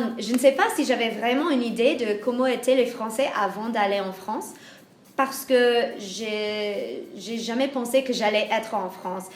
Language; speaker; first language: French; non-native, fluent; English